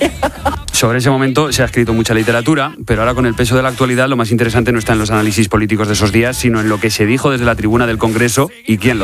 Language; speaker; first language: Spanish; native; Spanish